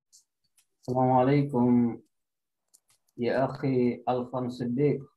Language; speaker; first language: Arabic; non-native, fluent; Indonesian